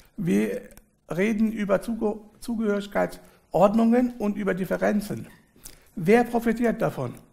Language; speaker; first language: German; early bilingual, other home language; Arabic